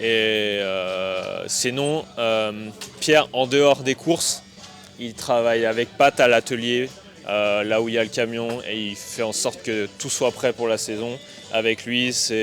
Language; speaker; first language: French; native; French